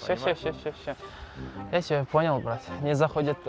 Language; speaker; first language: Russian; non-native, local second language; Kazakh